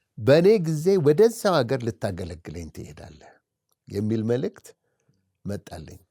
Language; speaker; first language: Amharic; native; Amharic